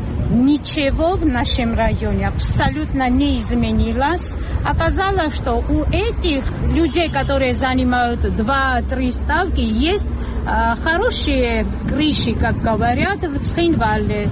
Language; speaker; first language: Russian; non-native, local second language; Georgian